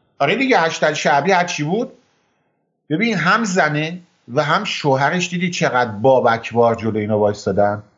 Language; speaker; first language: Persian; native; Persian